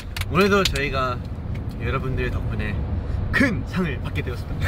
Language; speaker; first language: Korean; early bilingual, other home language; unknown